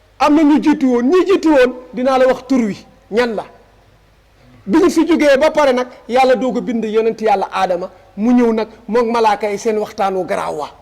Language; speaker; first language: Wolof; native; Wolof